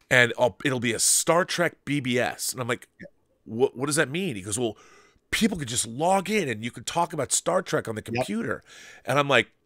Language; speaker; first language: English; native; English